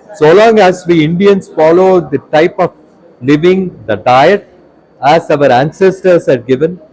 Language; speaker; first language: English; non-native, local second language; Tamil